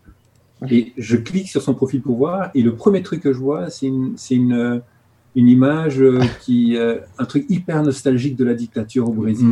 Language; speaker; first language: French; native; French